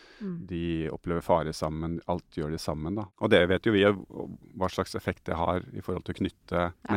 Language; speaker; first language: Norwegian; native; Norwegian